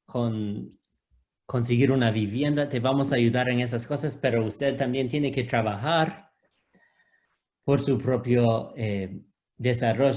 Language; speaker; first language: Spanish; non-native, fluent; English